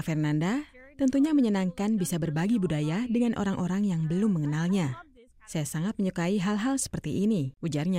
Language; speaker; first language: Indonesian; native; Indonesian